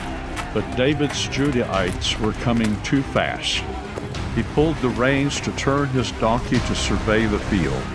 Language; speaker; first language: English; native; English